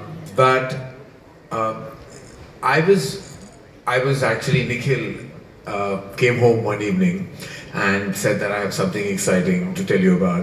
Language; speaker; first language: English; non-native, local second language; Hindi